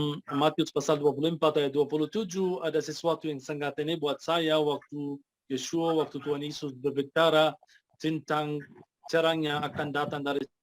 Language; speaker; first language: Indonesian; non-native, fluent; Arabic